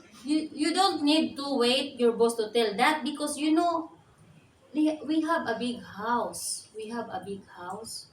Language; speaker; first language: English; non-native, local second language; Cebuano